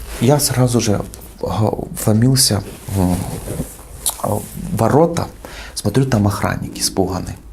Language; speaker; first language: Russian; native; Russian